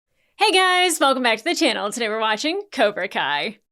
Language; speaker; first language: English; native; English